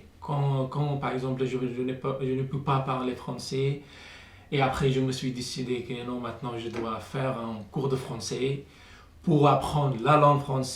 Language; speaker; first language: French; non-native, learner; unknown